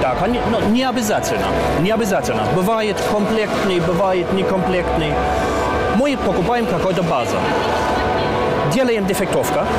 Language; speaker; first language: Russian; non-native, learner; German